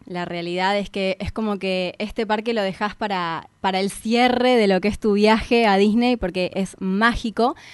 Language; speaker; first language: Spanish; native; Spanish